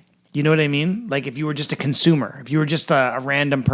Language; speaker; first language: English; native; English